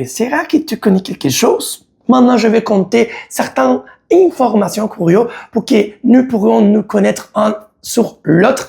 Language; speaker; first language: French; non-native, learner; Spanish